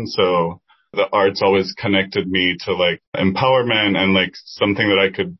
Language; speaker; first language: English; non-native, fluent; Spanish